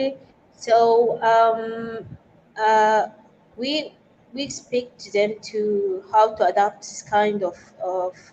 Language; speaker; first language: English; non-native, fluent; Arabic